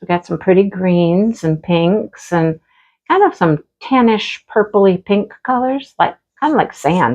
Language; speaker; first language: English; native; English